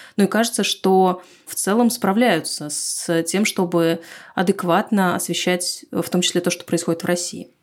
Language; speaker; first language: Russian; native; Russian